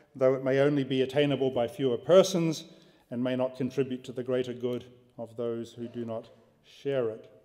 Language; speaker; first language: English; native; English